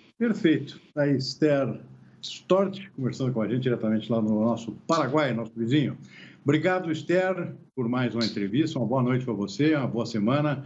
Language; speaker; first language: Portuguese; native; Portuguese